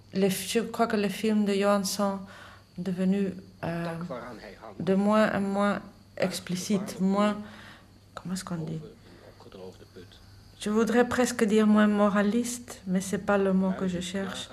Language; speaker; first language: French; non-native, fluent; Dutch